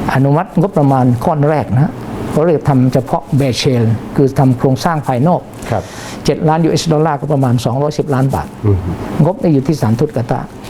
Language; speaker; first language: Thai; non-native, local second language; Malay